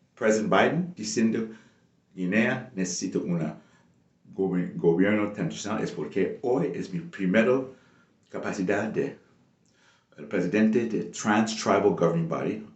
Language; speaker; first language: Spanish; non-native, local second language; English